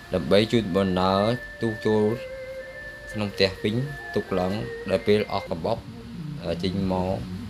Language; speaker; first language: Khmer; non-native, local second language; Vietnamese